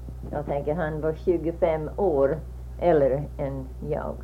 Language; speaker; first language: Swedish; early bilingual, heritage; Swedish